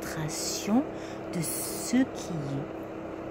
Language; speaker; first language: French; native; French